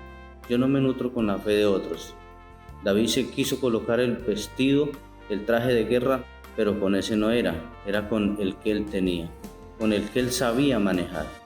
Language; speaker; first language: Spanish; native; Spanish